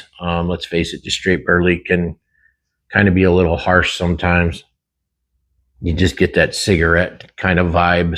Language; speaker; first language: English; native; English